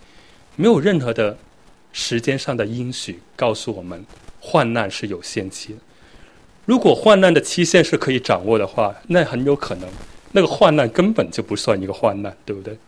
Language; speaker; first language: Chinese; native; Chinese